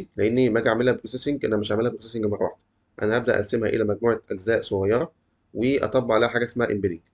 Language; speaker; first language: Arabic; native; Arabic